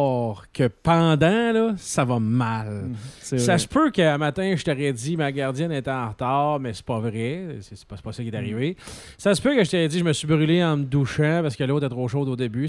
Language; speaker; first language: French; native; French